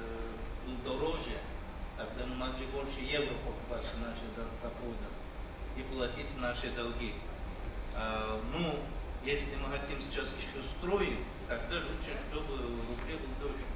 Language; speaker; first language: Russian; non-native, fluent; Turkish